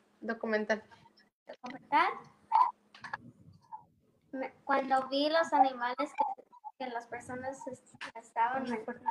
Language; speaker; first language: Spanish; early bilingual, heritage; Spanish